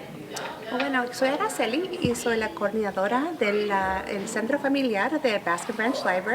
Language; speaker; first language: Spanish; early bilingual, heritage; Spanish